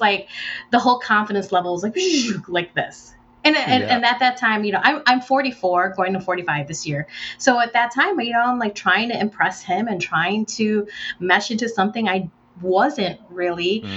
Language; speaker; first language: English; native; English